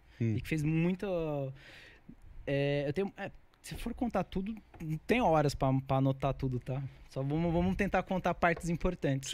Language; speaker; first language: Portuguese; native; Portuguese